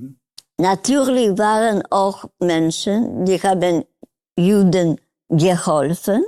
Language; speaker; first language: German; non-native, learner; Polish